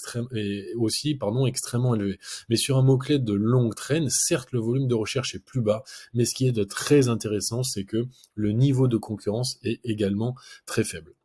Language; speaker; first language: French; native; French